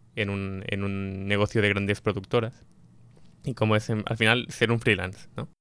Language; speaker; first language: Spanish; native; Spanish